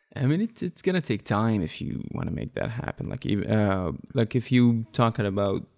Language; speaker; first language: English; non-native, fluent; Arabic